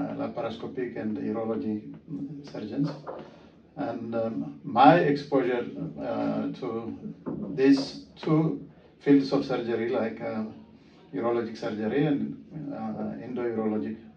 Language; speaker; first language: English; non-native, fluent; Amharic